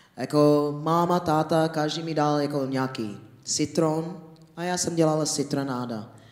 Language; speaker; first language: Czech; non-native, fluent; English